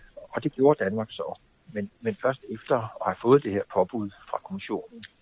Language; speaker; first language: Danish; native; Danish